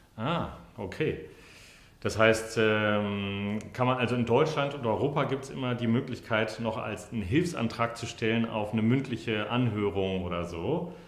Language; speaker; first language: German; native; German